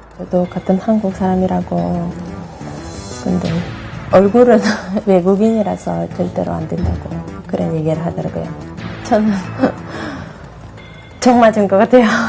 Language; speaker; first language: Korean; non-native, fluent; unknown